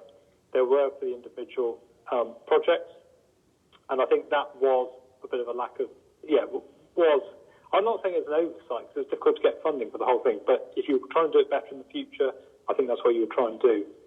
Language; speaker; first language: English; native; English